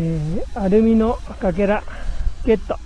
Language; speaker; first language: Japanese; native; Japanese